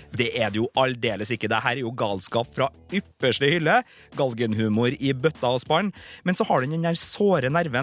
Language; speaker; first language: Norwegian; native; Norwegian